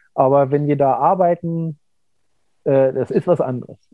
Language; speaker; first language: German; native; German